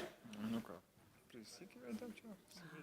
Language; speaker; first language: Lithuanian; native; Lithuanian